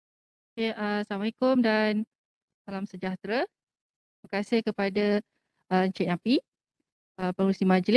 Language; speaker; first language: Malay; native; Malay